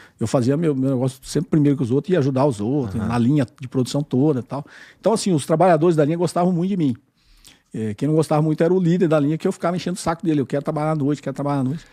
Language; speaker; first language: Portuguese; native; Portuguese